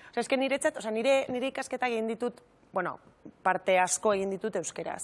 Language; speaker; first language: Basque; non-native, local second language; Spanish